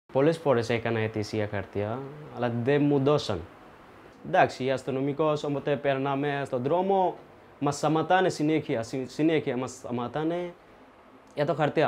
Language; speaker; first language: Greek; non-native, learner; Bangla